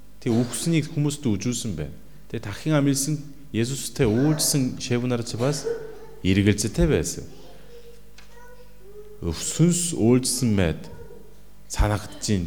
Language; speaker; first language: Mongolian; non-native, fluent; Korean